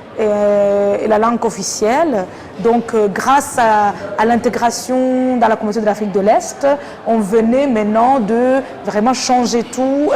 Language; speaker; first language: French; non-native, local second language; Kinyarwanda